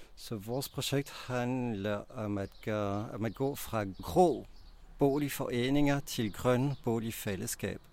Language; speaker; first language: Danish; non-native, fluent; French